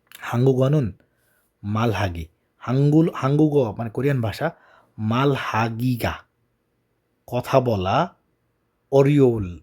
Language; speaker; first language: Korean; non-native, fluent; Bangla